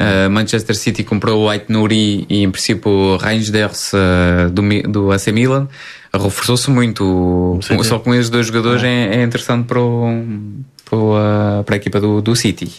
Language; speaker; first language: Portuguese; native; Portuguese